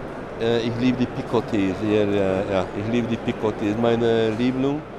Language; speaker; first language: German; non-native, fluent; Dutch